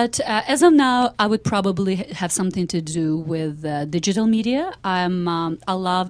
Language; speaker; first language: English; non-native, fluent; Ukrainian